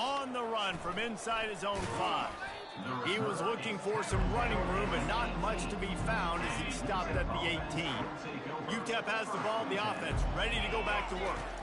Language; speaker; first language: English; native; English